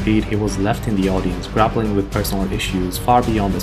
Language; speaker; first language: English; native; English